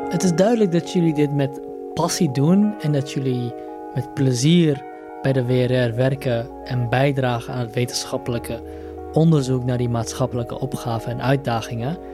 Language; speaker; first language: Dutch; native; Dutch